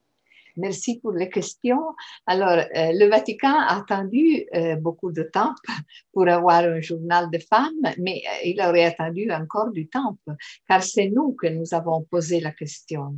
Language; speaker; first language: French; non-native, fluent; Italian